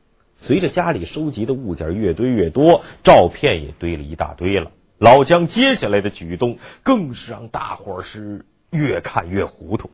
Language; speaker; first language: Chinese; native; Chinese